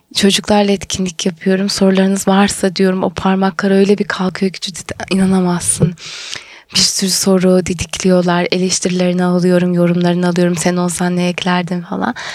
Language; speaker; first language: Turkish; native; Turkish